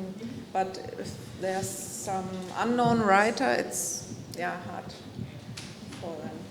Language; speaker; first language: English; non-native, fluent; German